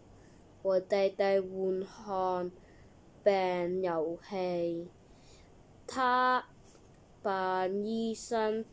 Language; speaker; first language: Chinese; non-native, learner; English